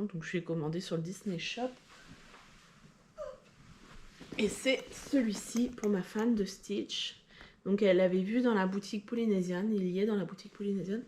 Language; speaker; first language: French; native; French